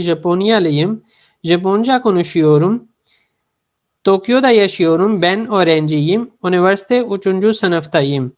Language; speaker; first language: Turkish; non-native, fluent; Urdu